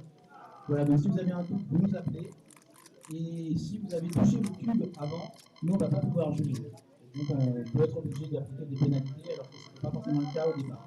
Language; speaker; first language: French; native; French